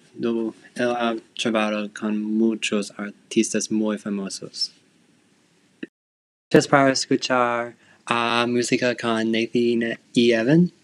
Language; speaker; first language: Spanish; non-native, learner; English